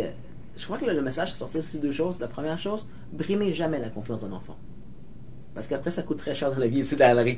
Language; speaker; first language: French; native; French